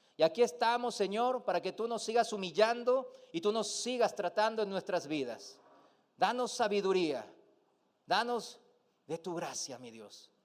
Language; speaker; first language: Spanish; non-native, fluent; Korean